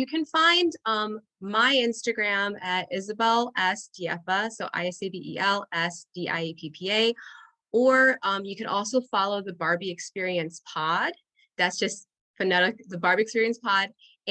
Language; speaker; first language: English; non-native, fluent; Spanish